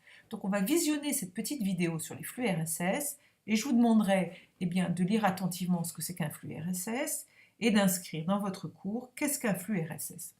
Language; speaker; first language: French; native; French